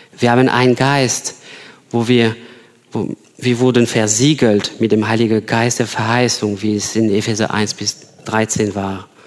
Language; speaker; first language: German; non-native, fluent; French